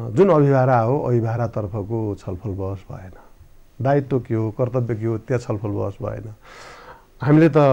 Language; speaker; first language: Nepali; native; Nepali